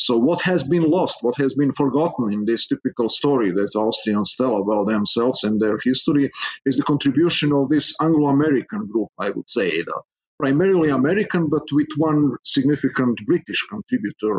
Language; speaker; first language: English; non-native, fluent; Serbian